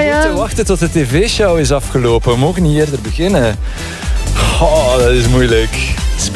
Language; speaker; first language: Dutch; native; Dutch